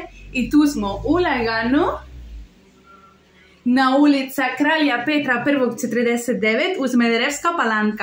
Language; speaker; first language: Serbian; non-native, learner; Spanish